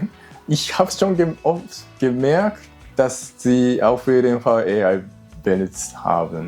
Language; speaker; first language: German; non-native, learner; Japanese